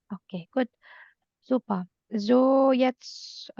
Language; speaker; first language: German; non-native, fluent; Indonesian